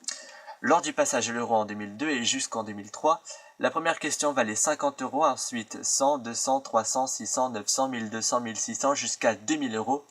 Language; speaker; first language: French; native; French